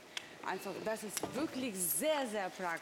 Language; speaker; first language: German; non-native, learner; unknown